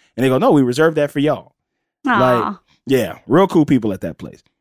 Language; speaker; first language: English; native; English